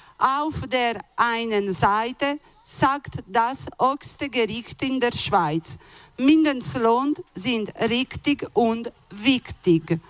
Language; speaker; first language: German; non-native, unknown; Italian